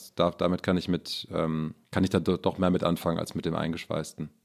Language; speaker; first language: German; native; German